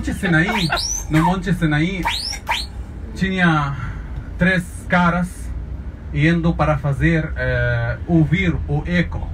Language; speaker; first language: Portuguese; non-native, learner; Arabic